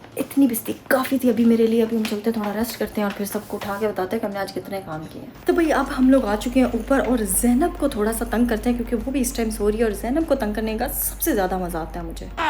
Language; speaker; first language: Urdu; non-native, local second language; Punjabi